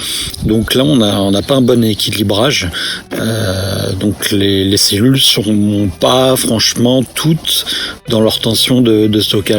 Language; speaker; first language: French; native; French